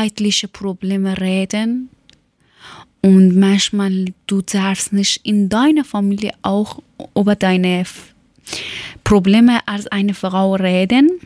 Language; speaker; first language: German; non-native, fluent; Persian